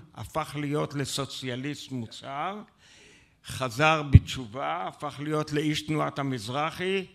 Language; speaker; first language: Hebrew; native; Hebrew